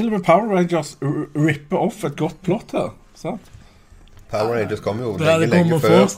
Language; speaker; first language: Norwegian; native; Norwegian